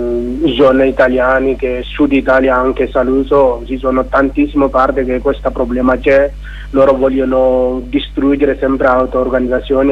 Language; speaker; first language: Italian; non-native, learner; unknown